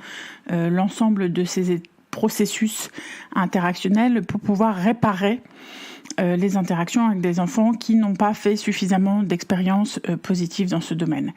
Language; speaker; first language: French; native; French